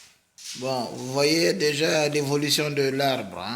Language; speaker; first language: French; native; French